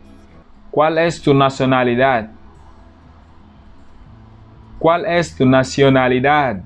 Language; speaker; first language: Spanish; non-native, fluent; Wolof